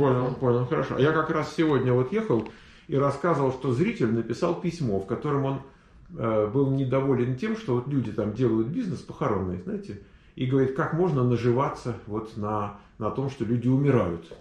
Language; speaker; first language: Russian; native; Russian